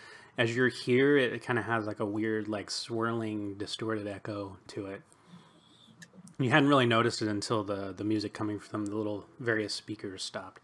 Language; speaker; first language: English; native; English